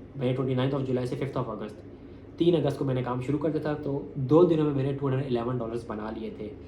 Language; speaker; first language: Urdu; non-native, local second language; Punjabi